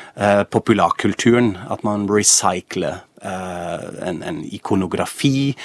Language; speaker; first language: Norwegian; non-native, fluent; German